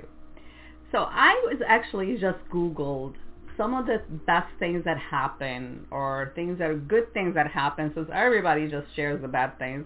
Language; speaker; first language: English; non-native, fluent; French